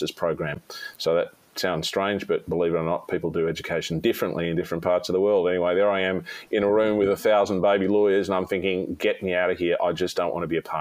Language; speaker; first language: English; native; English